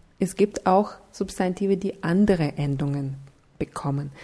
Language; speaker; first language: German; non-native, fluent; Russian